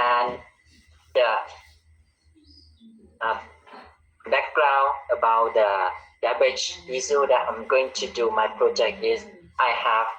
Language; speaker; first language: English; non-native, learner; Khmer